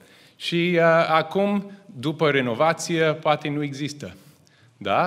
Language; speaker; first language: Romanian; non-native, learner; English